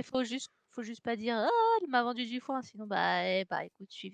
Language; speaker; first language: French; native; French